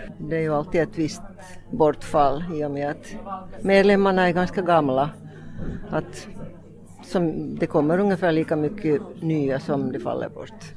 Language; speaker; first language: Swedish; native; Swedish